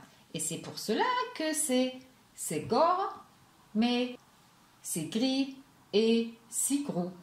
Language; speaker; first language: French; non-native, fluent; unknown